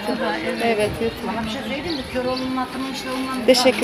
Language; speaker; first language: Turkish; non-native, learner; Russian